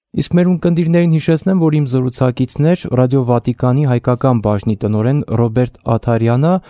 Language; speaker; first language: Armenian; native; Armenian